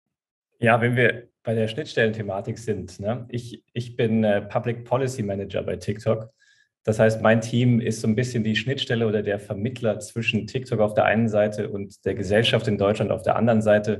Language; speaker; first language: German; native; German